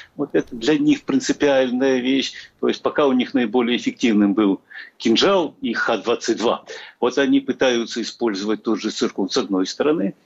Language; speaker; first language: Russian; native; Russian